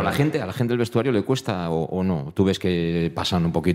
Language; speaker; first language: Spanish; native; Spanish